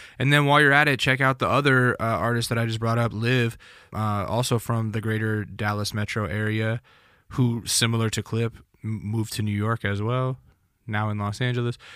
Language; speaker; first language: English; native; English